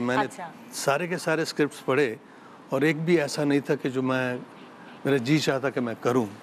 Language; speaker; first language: Urdu; native; Urdu